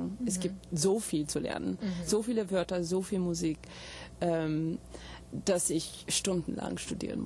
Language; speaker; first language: German; non-native, fluent; English